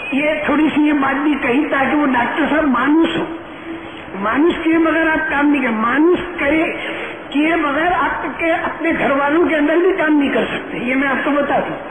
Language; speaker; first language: Urdu; non-native, local second language; Gujarati